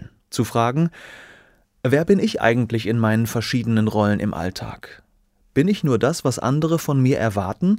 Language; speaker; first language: German; native; German